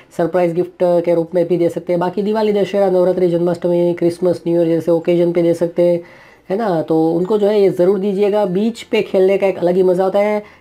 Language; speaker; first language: Hindi; non-native, local second language; Gujarati